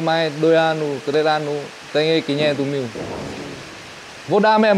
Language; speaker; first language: Portuguese; non-native, learner; Vietnamese